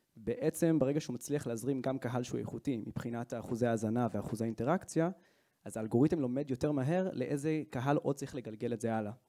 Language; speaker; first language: Hebrew; native; Hebrew